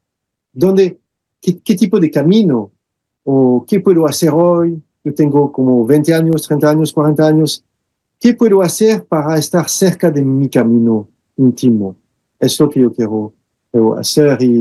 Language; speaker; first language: Spanish; non-native, fluent; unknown